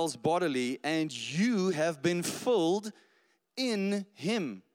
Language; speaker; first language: English; non-native, local second language; Afrikaans